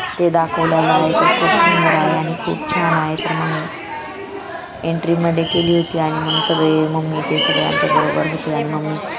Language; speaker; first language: Marathi; non-native, local second language; Lambadi